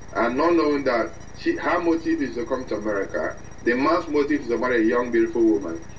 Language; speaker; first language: English; non-native, local second language; Igbo